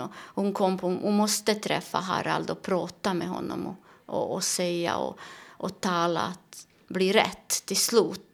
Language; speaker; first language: Swedish; non-native, learner; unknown